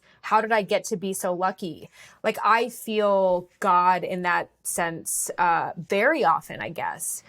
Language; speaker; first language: English; native; English